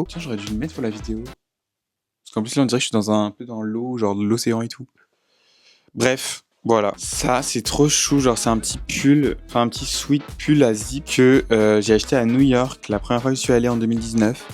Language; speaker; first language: French; native; French